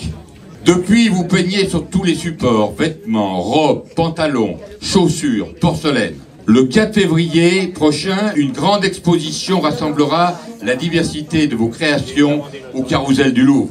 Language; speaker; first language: French; native; French